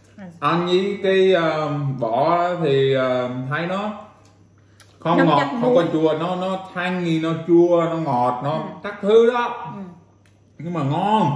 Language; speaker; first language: Vietnamese; non-native, fluent; English